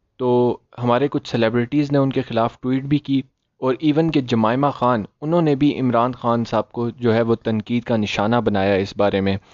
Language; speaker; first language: Urdu; native; Urdu